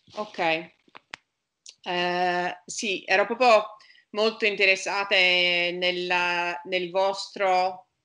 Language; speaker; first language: Italian; non-native, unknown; English